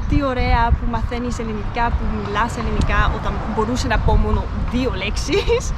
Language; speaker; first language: Greek; non-native, learner; Dutch